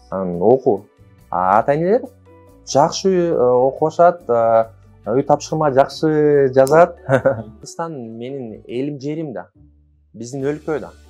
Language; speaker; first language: Kyrgyz; non-native, local second language; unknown